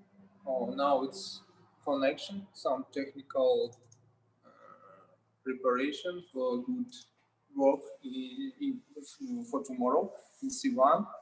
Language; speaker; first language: English; non-native, learner; Russian